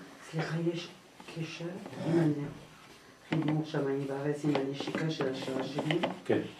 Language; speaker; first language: Hebrew; non-native, learner; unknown